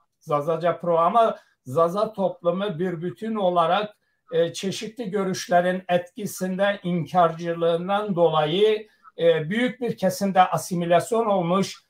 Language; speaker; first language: Turkish; non-native, local second language; Zaza